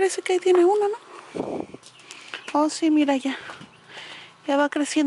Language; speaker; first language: Spanish; native; Spanish